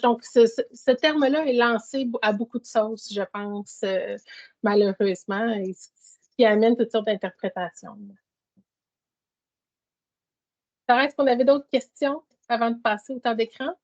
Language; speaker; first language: French; native; French